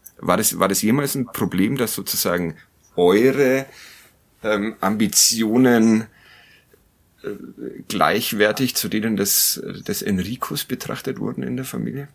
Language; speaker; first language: German; native; German